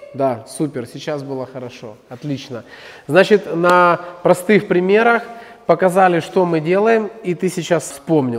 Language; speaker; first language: Russian; native; Russian